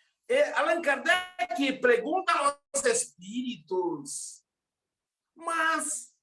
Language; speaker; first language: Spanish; non-native, learner; Portuguese